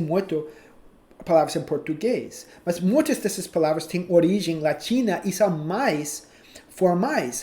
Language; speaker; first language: Portuguese; non-native, fluent; English